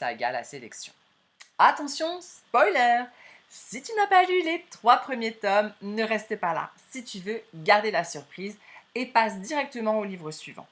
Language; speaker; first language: French; native; French